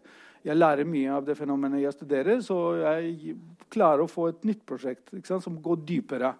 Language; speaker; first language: Norwegian; non-native, fluent; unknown